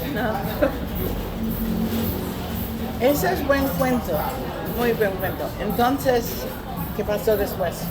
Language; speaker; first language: Spanish; non-native, learner; English